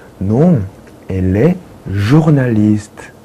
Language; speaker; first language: French; non-native, fluent; Korean